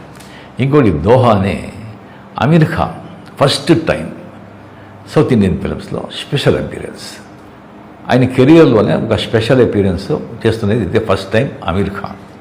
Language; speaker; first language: Telugu; non-native, local second language; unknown